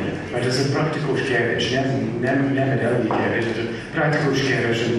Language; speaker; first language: Hungarian; non-native, fluent; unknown